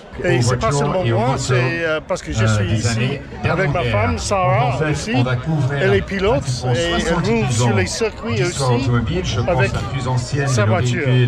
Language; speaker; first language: French; non-native, fluent; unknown